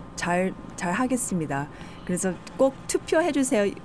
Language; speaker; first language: Korean; early bilingual, heritage; Korean